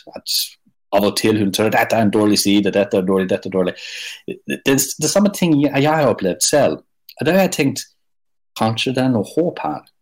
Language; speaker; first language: Norwegian; non-native, fluent; English